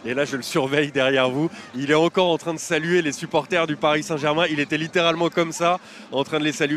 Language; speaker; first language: French; native; French